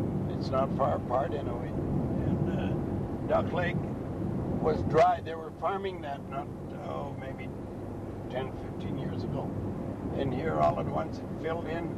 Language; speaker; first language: English; native; English